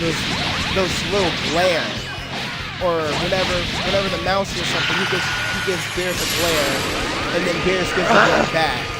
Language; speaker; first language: English; native; English